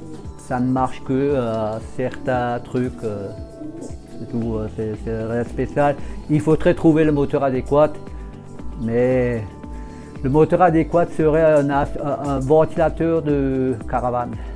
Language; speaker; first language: French; native; French